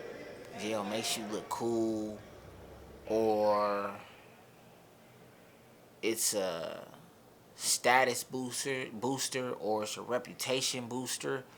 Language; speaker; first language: English; early bilingual, other home language; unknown